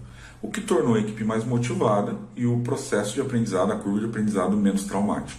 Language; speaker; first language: Portuguese; native; Portuguese